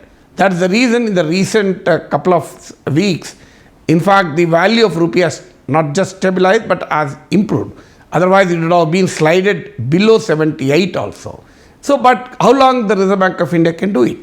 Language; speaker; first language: English; non-native, local second language; Telugu